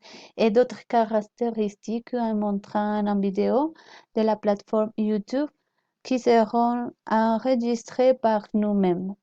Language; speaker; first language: French; non-native, learner; Spanish